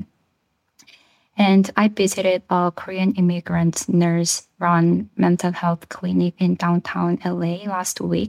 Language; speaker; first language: English; non-native, fluent; Korean